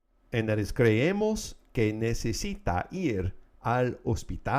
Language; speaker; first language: Spanish; non-native, fluent; English